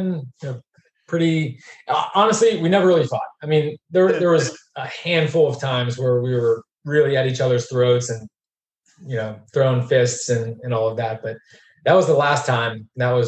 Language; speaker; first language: English; native; English